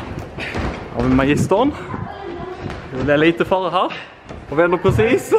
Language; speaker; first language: Swedish; native; Swedish